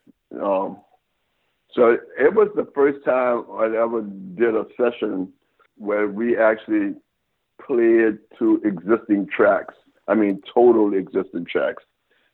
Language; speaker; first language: English; native; English